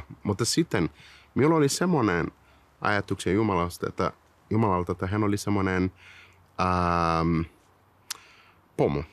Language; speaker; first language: Finnish; non-native, fluent; Portuguese